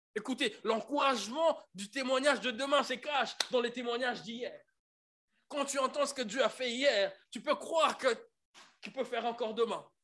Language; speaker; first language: French; non-native, local second language; Lingala